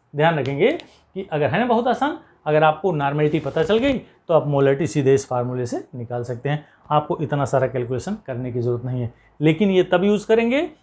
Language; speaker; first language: Hindi; native; Hindi